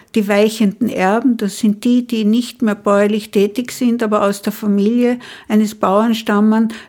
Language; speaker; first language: German; native; German